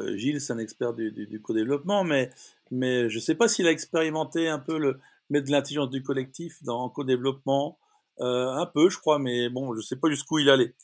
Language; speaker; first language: French; native; French